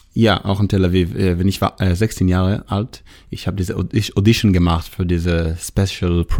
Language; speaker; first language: German; non-native, learner; Hebrew